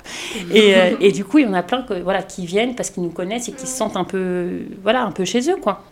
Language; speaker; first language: French; native; French